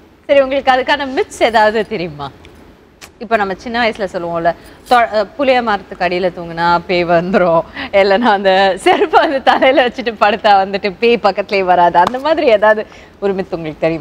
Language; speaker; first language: Tamil; native; Tamil